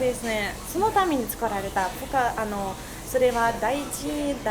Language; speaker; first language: Japanese; non-native, fluent; Russian